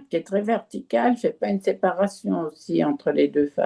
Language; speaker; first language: French; native; French